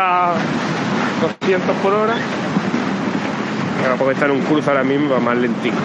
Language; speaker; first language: Spanish; native; Spanish